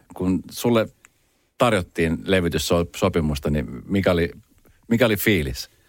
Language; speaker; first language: Finnish; native; Finnish